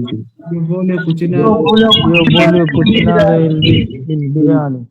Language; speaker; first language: Italian; non-native, learner; Bangla